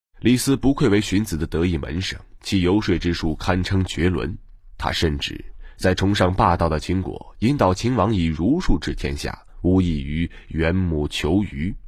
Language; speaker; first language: Chinese; native; Chinese